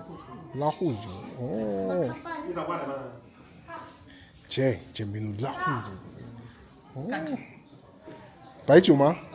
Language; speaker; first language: Chinese; non-native, learner; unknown